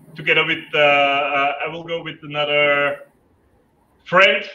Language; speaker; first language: English; non-native, fluent; German